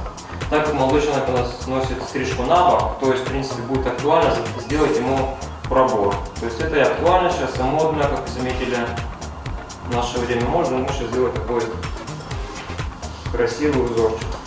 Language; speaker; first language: Russian; native; Russian